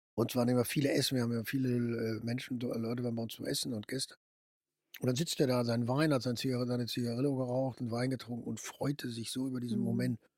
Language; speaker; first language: German; native; German